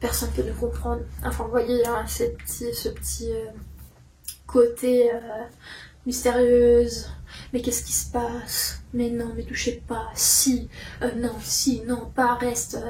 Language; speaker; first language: French; non-native, fluent; Russian